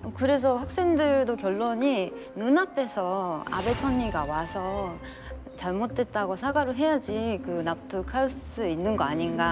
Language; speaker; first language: Korean; non-native, fluent; Japanese